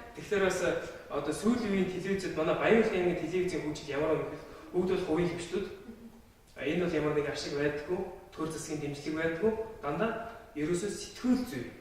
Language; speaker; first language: Mongolian; non-native, local second language; Kazakh